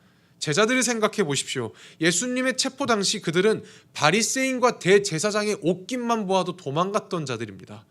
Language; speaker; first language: Korean; native; Korean